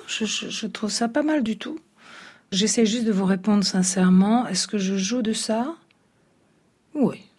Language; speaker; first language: French; early bilingual, other home language; Italian